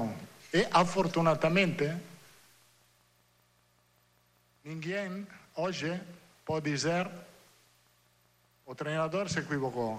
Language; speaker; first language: Portuguese; non-native, learner; Italian